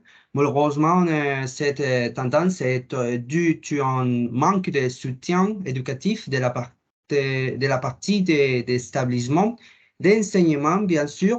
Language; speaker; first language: French; non-native, learner; Spanish